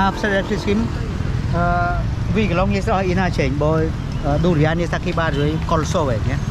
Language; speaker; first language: Polish; non-native, learner; Khmer